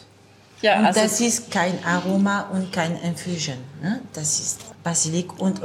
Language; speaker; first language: German; non-native, learner; French